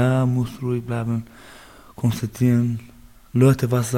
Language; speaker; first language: German; non-native, learner; Baluchi